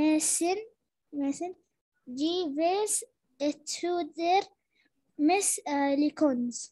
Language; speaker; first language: French; non-native, learner; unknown